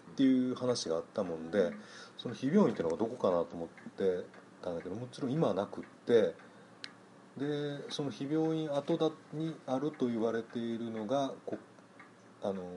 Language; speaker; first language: Japanese; native; Japanese